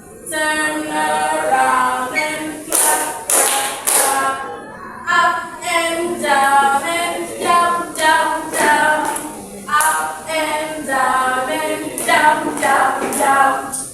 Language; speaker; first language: English; non-native, fluent; Indonesian